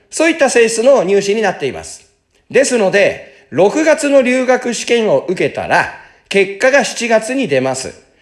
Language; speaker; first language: Japanese; native; Japanese